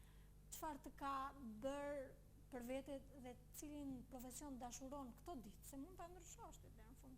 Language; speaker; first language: Albanian; native; Albanian